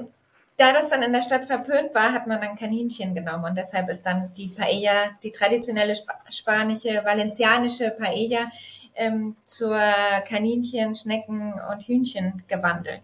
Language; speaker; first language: German; native; German